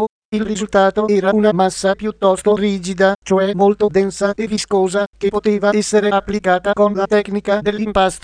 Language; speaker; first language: Italian; native; Italian